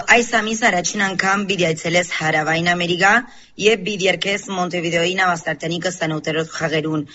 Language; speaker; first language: Armenian; early bilingual, heritage; Armenian